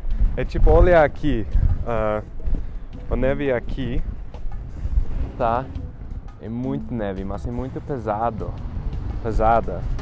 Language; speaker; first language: Portuguese; non-native, fluent; English